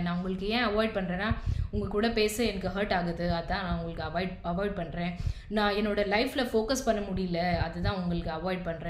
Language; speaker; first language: Tamil; non-native, local second language; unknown